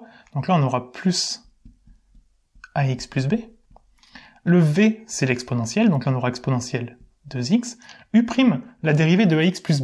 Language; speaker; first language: French; native; French